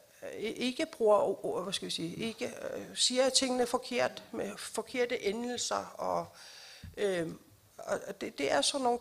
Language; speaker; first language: Danish; non-native, local second language; Kalaallisut